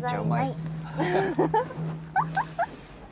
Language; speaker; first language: Japanese; native; Japanese